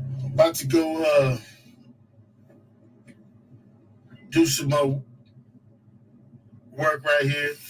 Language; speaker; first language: English; native; English